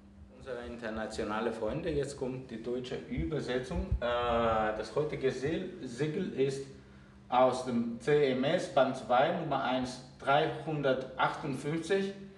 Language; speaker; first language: German; non-native, fluent; Greek